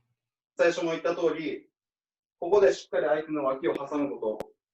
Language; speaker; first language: Japanese; native; Japanese